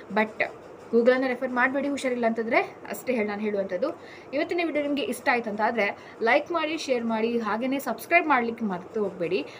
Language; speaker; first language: Kannada; non-native, local second language; Tulu